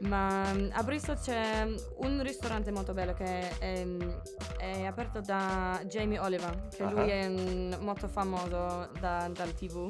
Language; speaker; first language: Italian; non-native, learner; English